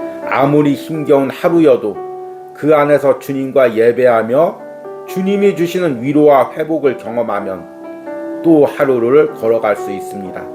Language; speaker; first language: Korean; native; Korean